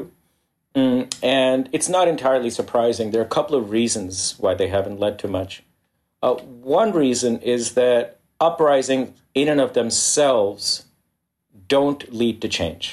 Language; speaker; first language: English; non-native, local second language; Hindi